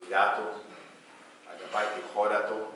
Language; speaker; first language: Greek; early bilingual, heritage; English